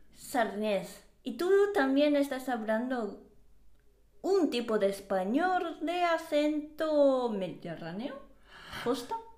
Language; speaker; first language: Spanish; non-native, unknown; Japanese